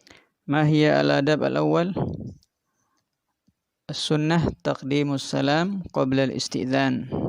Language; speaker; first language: Arabic; non-native, fluent; Indonesian